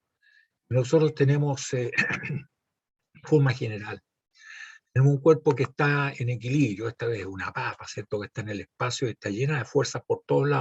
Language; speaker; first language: Spanish; native; Spanish